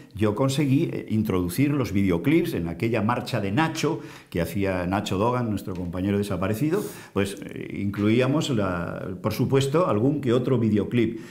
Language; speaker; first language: Spanish; native; Spanish